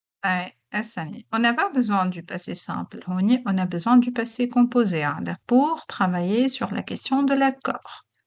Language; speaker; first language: French; non-native, local second language; Arabic